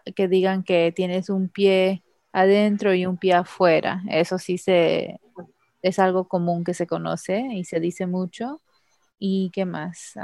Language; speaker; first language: Spanish; early bilingual, heritage; Spanish